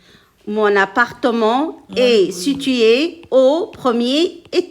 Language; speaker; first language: French; non-native, local second language; Arabic